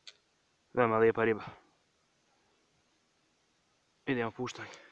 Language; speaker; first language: Serbian; native; Serbian